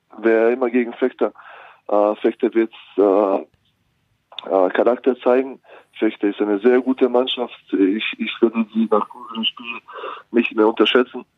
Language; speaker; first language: German; non-native, fluent; Bosnian